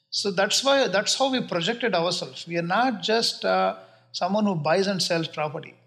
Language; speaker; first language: English; non-native, local second language; Kannada